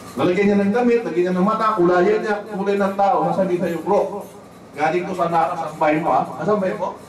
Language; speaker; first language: Filipino; non-native, local second language; Waray